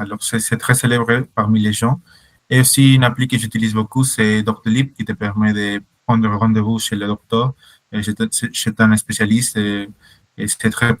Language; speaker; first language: French; non-native, fluent; Spanish